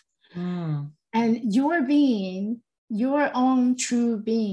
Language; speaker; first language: English; non-native, fluent; Chinese